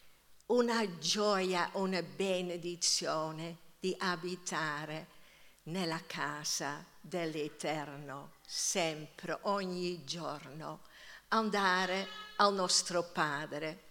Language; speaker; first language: Italian; non-native, fluent; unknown